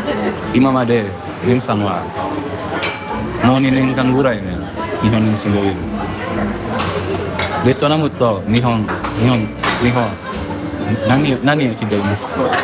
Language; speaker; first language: Japanese; non-native, learner; Indonesian